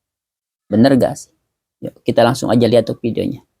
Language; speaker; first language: Indonesian; native; Indonesian